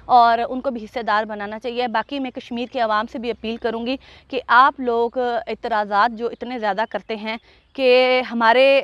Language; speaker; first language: Urdu; non-native, local second language; Punjabi